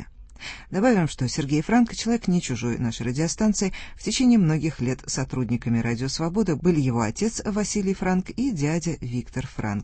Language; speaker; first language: Russian; native; Russian